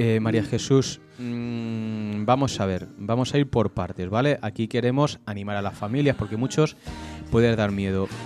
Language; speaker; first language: Spanish; native; Spanish